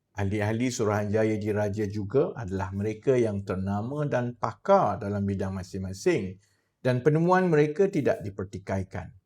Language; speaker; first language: Malay; native; Malay